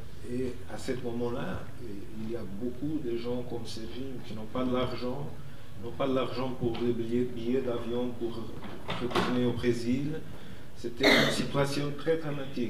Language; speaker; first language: French; non-native, fluent; Portuguese